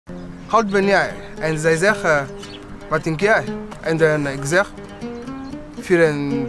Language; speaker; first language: Dutch; non-native, learner; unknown